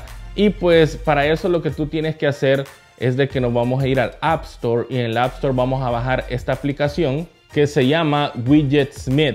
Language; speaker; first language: Spanish; native; Spanish